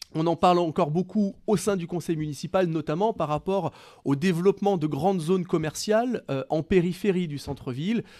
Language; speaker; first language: French; native; French